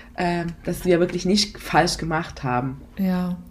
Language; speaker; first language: German; non-native, fluent; Italian